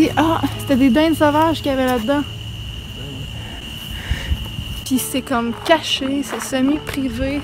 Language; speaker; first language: French; native; French